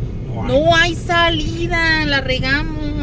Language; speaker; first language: Spanish; native; Spanish